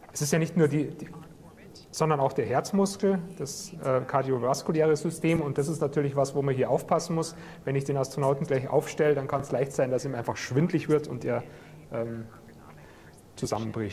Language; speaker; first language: German; native; German